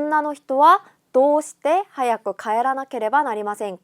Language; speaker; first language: Japanese; non-native, fluent; Korean